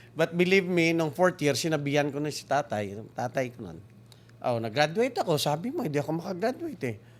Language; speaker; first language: Filipino; non-native, local second language; Hiligaynon